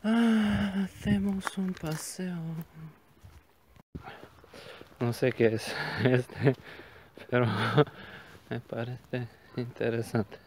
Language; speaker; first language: Spanish; non-native, learner; Bulgarian